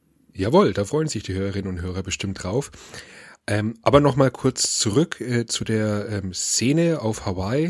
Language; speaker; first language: German; native; German